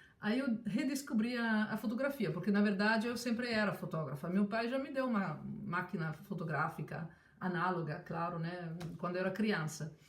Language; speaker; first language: Portuguese; non-native, fluent; Italian